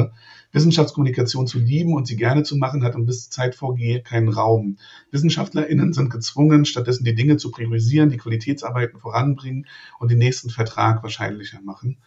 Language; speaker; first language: German; native; German